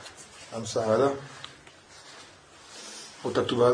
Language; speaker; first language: Arabic; non-native, fluent; French